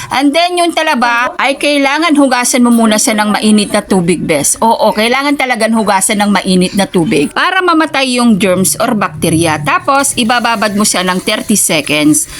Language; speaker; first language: Filipino; non-native, local second language; Pangasinan